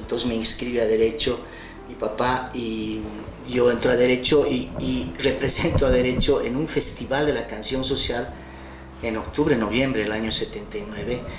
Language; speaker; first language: Spanish; native; Spanish